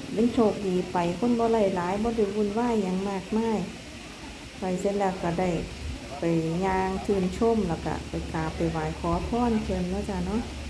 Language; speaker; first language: Thai; native; Thai